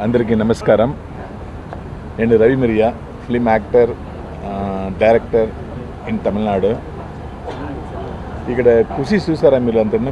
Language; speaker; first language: Telugu; non-native, local second language; Tamil